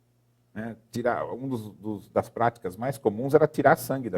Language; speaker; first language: Portuguese; native; Portuguese